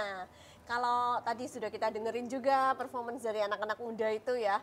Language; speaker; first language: Indonesian; native; Indonesian